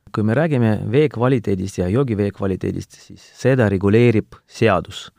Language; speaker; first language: Estonian; non-native, local second language; Russian